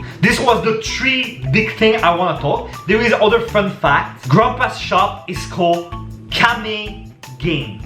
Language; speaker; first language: English; non-native, fluent; French